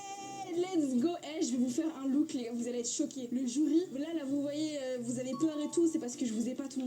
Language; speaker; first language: French; native; French